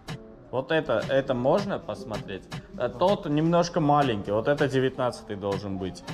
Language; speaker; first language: Russian; non-native, fluent; Armenian